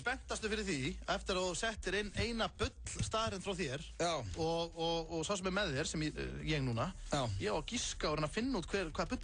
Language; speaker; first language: Icelandic; native; Icelandic